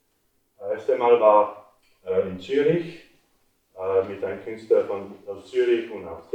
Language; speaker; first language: German; non-native, local second language; French